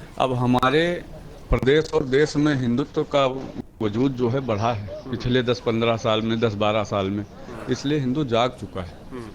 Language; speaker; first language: Hindi; native; Hindi